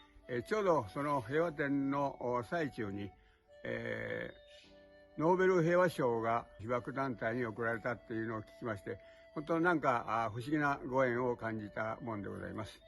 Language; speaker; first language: Japanese; native; Japanese